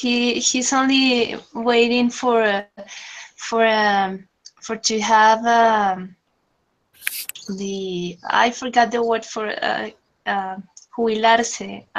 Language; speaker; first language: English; non-native, learner; Spanish